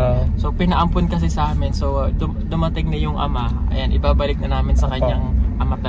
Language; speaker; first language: Filipino; native; Filipino